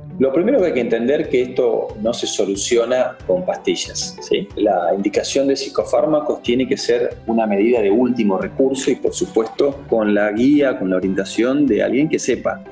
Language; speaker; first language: Spanish; native; Spanish